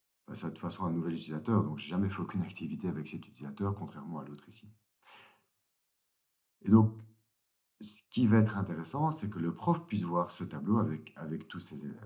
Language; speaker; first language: French; native; French